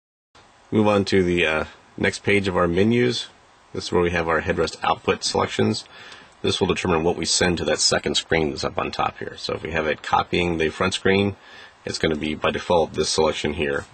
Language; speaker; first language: English; native; English